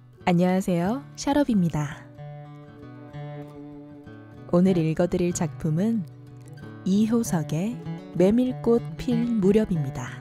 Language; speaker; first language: Korean; native; Korean